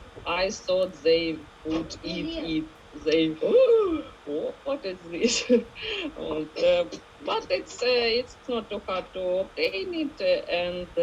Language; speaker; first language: English; non-native, learner; Ukrainian